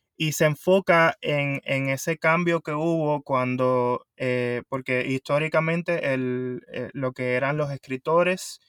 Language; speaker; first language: Spanish; native; Spanish